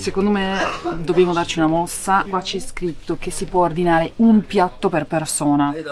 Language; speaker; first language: Italian; native; Italian